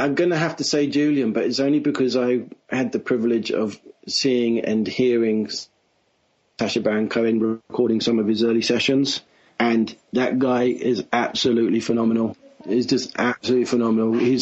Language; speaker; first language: English; native; English